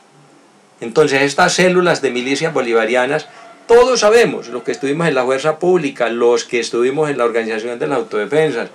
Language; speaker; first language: Spanish; native; Spanish